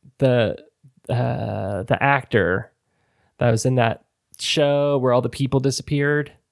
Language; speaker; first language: English; native; English